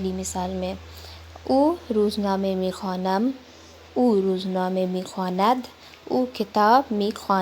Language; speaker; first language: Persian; non-native, learner; Urdu